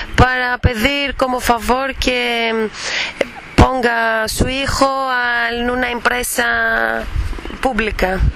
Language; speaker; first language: Spanish; non-native, fluent; Greek